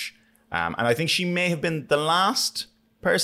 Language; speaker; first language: English; native; English